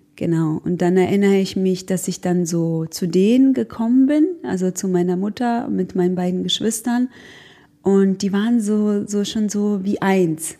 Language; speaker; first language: German; early bilingual, other home language; Croatian